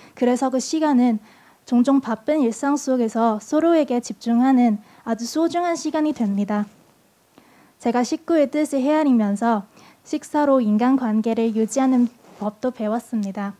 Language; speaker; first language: Korean; non-native, fluent; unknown